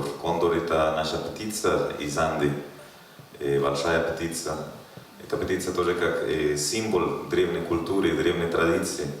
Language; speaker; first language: Russian; non-native, learner; Spanish